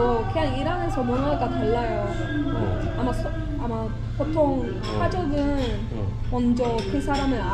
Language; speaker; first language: Korean; non-native, learner; Persian